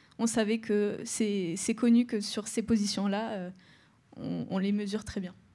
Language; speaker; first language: French; native; French